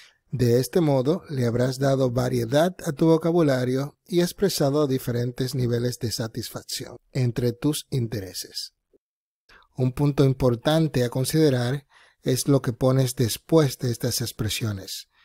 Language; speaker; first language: Spanish; native; Spanish